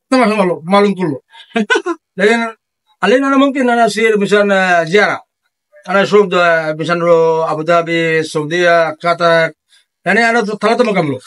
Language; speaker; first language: Arabic; non-native, learner; Bangla